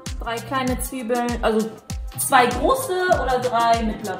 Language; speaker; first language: German; early bilingual, other home language; Persian